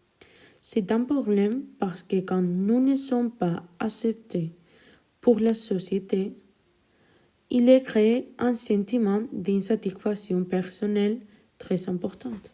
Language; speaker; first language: French; non-native, learner; Spanish